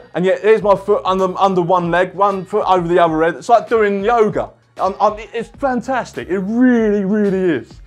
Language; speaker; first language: English; native; English